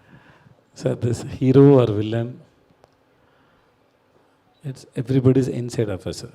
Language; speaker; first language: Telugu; non-native, learner; Tamil